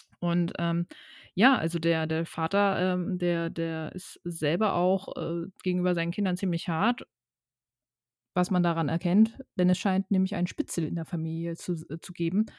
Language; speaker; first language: German; native; German